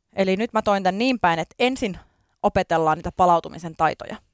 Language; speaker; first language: Finnish; native; Finnish